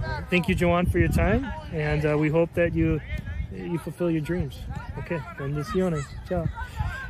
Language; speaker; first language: English; native; English